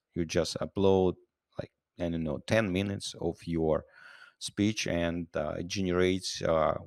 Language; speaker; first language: English; non-native, fluent; Russian